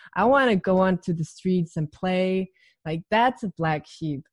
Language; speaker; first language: English; non-native, fluent; Danish